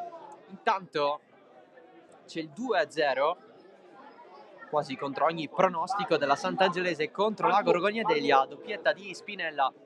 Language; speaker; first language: Italian; native; Italian